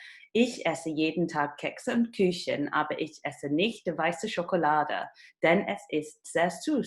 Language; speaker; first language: German; non-native, fluent; English